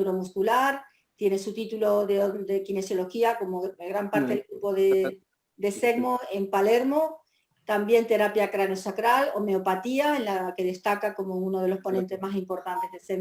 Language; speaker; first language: Spanish; native; Spanish